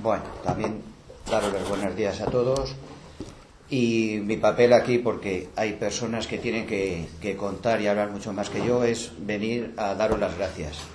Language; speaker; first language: Spanish; native; Spanish